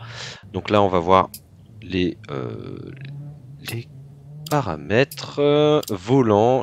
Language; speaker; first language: French; native; French